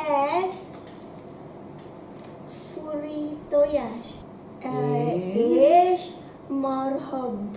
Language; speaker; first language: Hungarian; non-native, learner; Indonesian